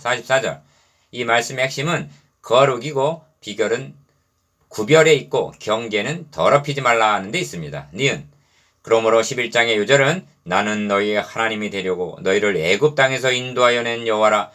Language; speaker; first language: Korean; native; Korean